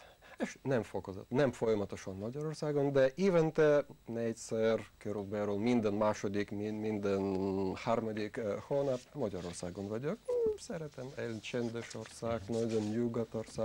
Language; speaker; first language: Hungarian; non-native, learner; Russian